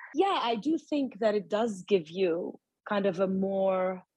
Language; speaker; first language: English; non-native, fluent; Arabic